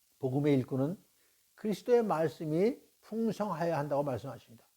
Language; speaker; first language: Korean; native; Korean